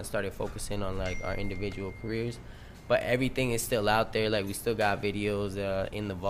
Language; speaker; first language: English; early bilingual, other home language; Spanish